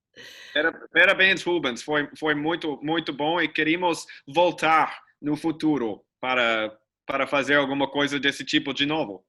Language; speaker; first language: Portuguese; non-native, learner; English